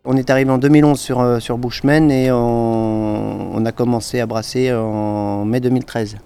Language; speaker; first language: French; native; French